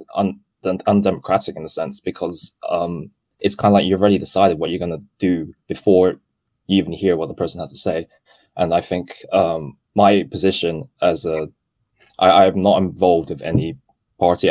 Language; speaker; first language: English; non-native, local second language; Cantonese